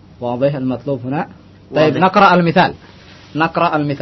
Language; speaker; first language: Arabic; non-native, fluent; Indonesian